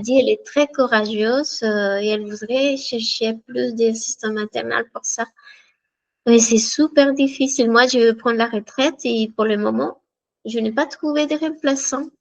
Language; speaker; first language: French; non-native, fluent; Spanish